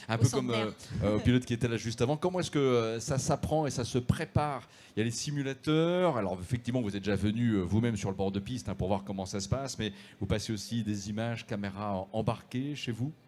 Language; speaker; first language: French; native; French